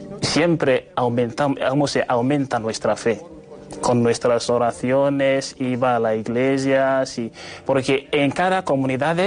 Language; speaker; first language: Spanish; non-native, learner; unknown